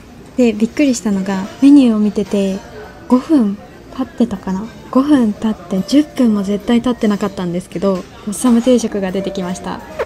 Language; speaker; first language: Japanese; native; Japanese